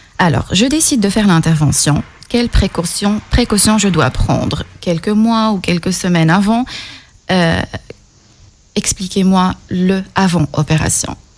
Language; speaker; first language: French; native; French